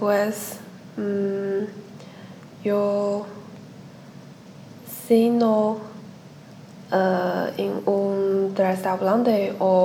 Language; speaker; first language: Spanish; non-native, learner; Chinese